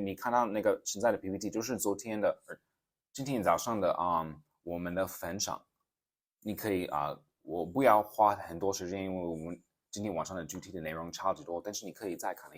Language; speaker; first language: Chinese; non-native, fluent; English